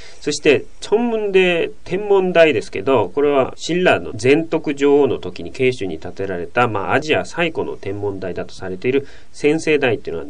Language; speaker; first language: Japanese; native; Japanese